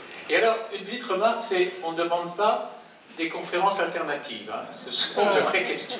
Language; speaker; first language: French; native; French